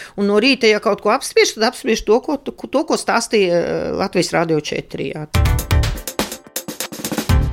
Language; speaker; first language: Latvian; non-native, local second language; Russian